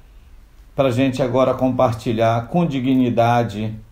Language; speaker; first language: Portuguese; non-native, local second language; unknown